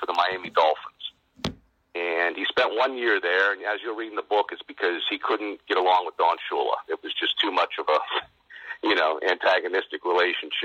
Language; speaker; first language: English; native; English